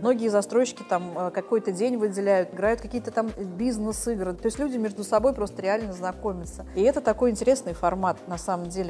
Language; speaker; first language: Russian; native; Russian